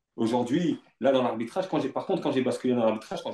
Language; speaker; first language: French; native; French